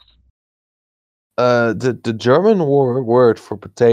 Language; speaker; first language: English; non-native, fluent; Dutch